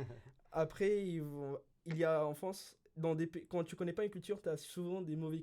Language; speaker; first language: French; early bilingual, other home language; Spanish